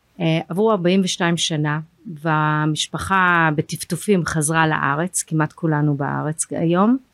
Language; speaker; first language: Hebrew; early bilingual, heritage; Hebrew